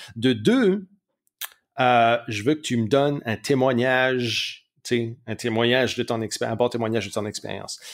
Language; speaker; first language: French; native; French